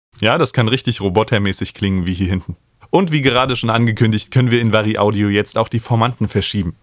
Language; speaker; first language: German; native; German